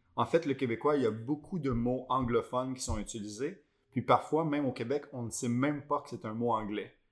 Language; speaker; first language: French; native; French